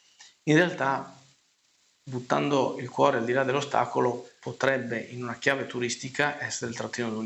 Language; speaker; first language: Italian; native; Italian